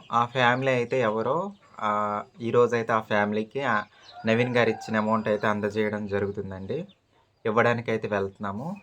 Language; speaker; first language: Telugu; native; Telugu